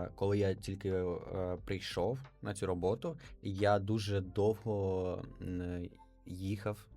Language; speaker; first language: Ukrainian; native; Ukrainian